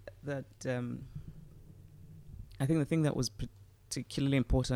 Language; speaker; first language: English; non-native, local second language; Igbo